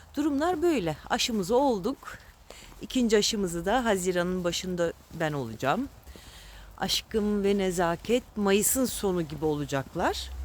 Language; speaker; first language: Turkish; early bilingual, heritage; Turkish